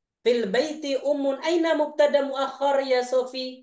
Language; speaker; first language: Arabic; non-native, fluent; Indonesian